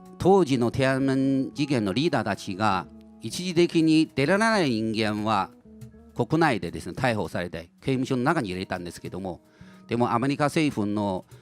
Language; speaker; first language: Japanese; non-native, fluent; Chinese